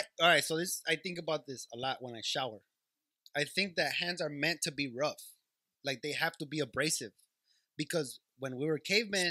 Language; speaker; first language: English; early bilingual, other home language; Spanish